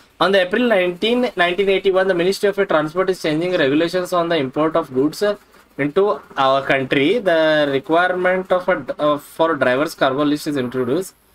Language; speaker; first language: English; non-native, local second language; Kannada